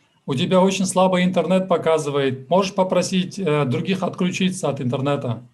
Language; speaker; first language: Russian; native; Russian